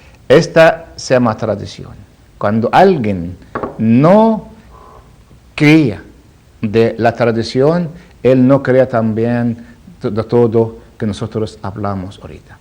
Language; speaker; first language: Spanish; non-native, learner; Arabic